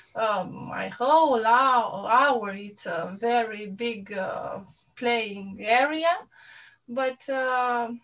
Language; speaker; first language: English; non-native, fluent; Romanian